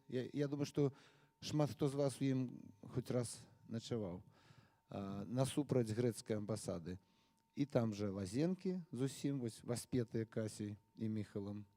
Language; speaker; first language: Belarusian; non-native, local second language; Russian